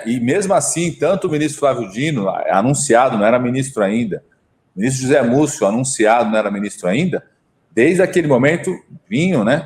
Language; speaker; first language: Portuguese; native; Portuguese